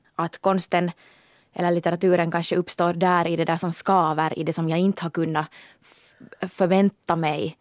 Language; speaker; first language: Swedish; native; Swedish